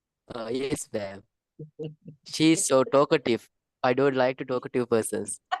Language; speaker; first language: English; non-native, learner; Sinhala